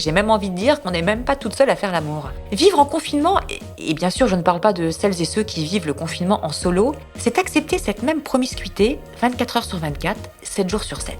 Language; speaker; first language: French; native; French